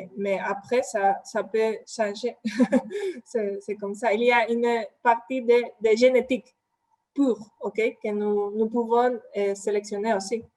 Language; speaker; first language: French; non-native, fluent; Spanish